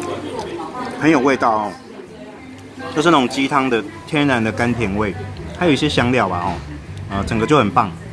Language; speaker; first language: Chinese; native; Chinese